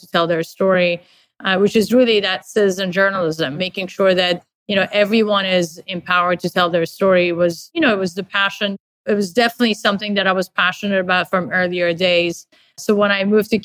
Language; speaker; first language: English; non-native, fluent; Persian